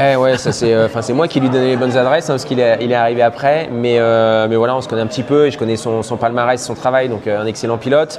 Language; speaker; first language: French; native; French